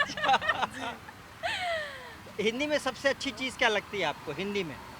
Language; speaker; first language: Hindi; native; Hindi